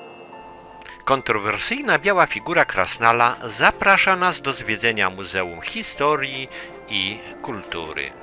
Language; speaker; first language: Polish; native; Polish